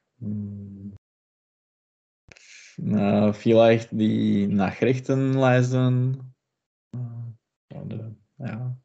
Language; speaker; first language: German; non-native, learner; Czech